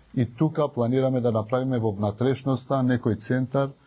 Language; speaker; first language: Macedonian; non-native, local second language; Albanian